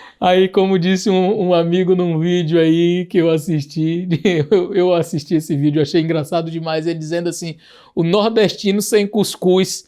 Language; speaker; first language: Portuguese; native; Portuguese